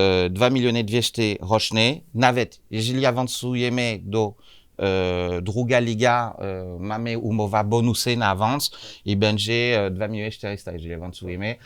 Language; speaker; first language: Polish; non-native, learner; French